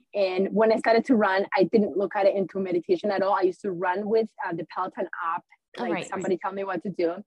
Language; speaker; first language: English; early bilingual, other home language; Spanish